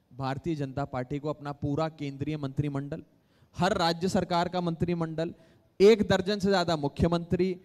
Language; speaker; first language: Hindi; native; Hindi